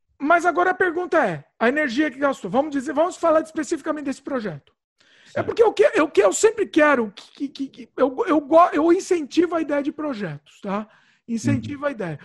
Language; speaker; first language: Portuguese; native; Portuguese